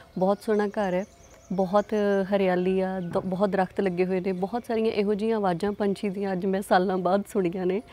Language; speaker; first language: Punjabi; native; Punjabi